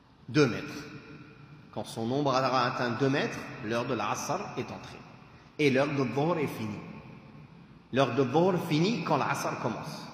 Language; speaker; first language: French; native; French